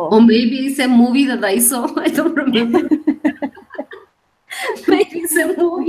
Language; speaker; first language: English; non-native, learner; Spanish